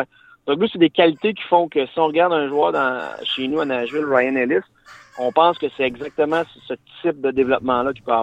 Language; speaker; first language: French; native; French